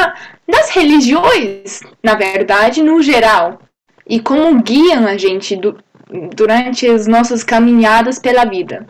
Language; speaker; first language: Portuguese; non-native, fluent; English